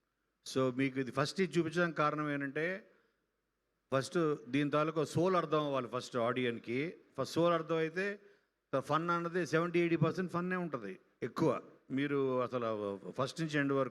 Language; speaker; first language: Telugu; native; Telugu